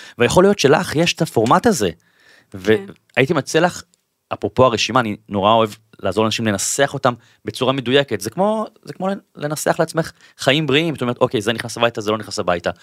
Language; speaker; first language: Hebrew; native; Hebrew